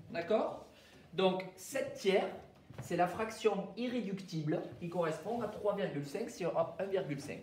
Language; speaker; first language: French; native; French